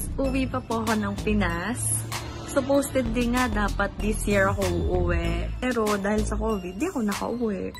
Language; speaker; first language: Filipino; native; Filipino